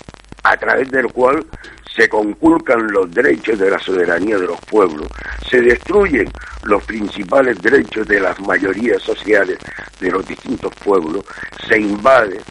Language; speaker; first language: Spanish; native; Spanish